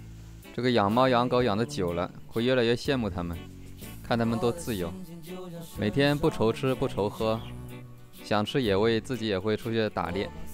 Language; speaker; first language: Chinese; native; Chinese